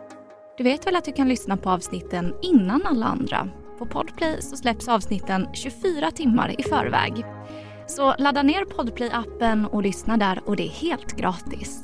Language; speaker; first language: Swedish; native; Swedish